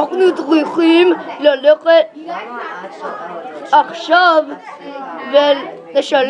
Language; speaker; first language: Hebrew; non-native, learner; English